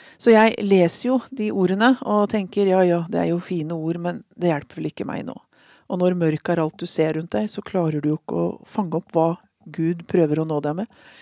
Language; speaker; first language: Norwegian; native; Norwegian